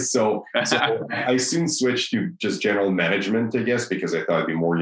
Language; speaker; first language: English; non-native, fluent; Russian